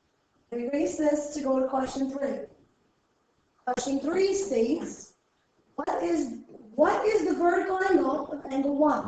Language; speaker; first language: English; native; English